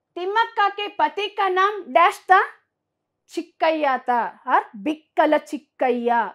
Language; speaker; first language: Hindi; non-native, local second language; Kannada